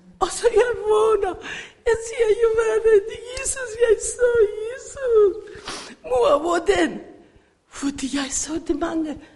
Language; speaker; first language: Danish; non-native, learner; Persian